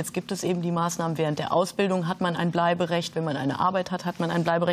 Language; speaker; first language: German; native; German